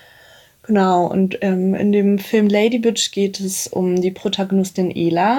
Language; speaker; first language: German; native; German